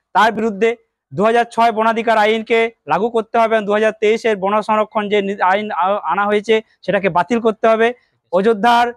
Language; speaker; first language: Bangla; non-native, local second language; Santali